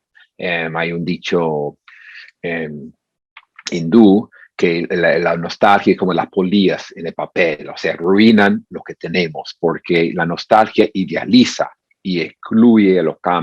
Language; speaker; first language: Spanish; non-native, fluent; English